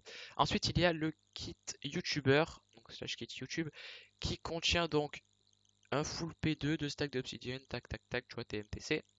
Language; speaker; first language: French; native; French